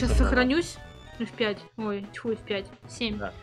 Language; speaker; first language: Russian; native; Russian